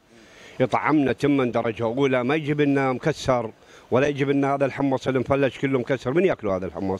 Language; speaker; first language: Arabic; native; Arabic